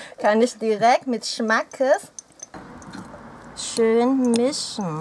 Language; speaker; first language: German; early bilingual, other home language; Thai